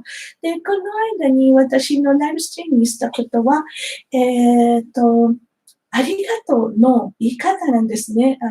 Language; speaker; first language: Japanese; non-native, fluent; Filipino